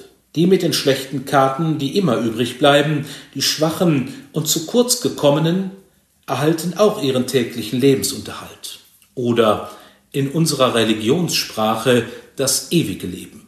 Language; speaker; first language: German; native; German